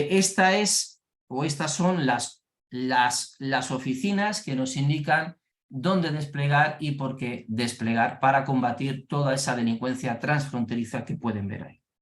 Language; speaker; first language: Spanish; native; Spanish